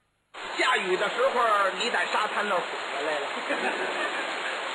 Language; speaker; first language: Chinese; native; Chinese